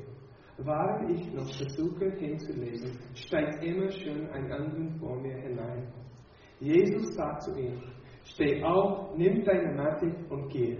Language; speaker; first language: German; non-native, fluent; English